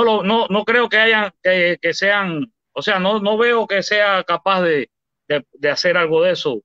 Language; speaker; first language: Spanish; native; Spanish